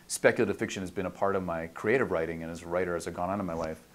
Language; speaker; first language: English; native; English